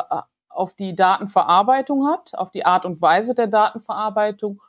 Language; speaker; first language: German; native; German